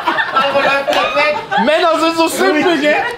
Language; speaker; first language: German; native; German